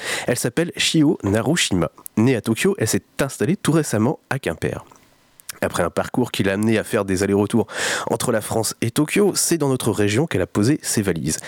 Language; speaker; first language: French; native; French